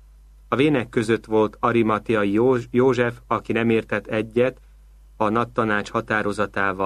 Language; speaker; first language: Hungarian; native; Hungarian